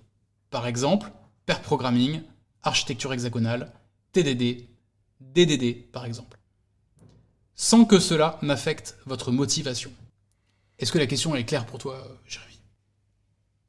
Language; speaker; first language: French; native; French